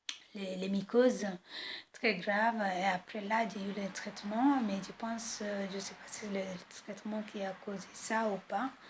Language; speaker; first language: French; non-native, fluent; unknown